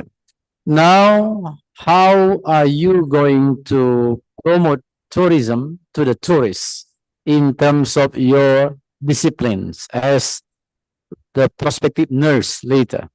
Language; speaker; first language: English; non-native, fluent; Indonesian